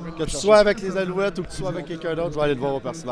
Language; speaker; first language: French; native; French